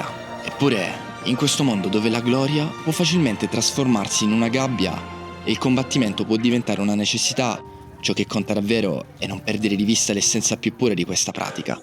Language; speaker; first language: Italian; native; Italian